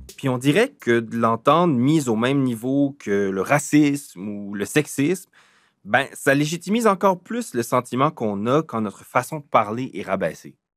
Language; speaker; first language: French; native; French